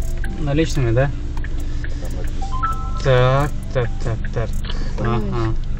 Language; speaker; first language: Russian; non-native, local second language; Kyrgyz